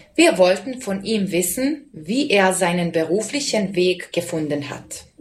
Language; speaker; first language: German; non-native, fluent; Serbian